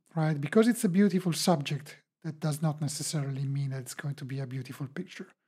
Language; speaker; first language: English; non-native, fluent; Italian